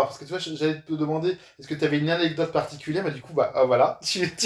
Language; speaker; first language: French; native; French